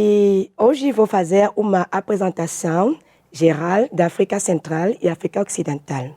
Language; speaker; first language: Portuguese; non-native, learner; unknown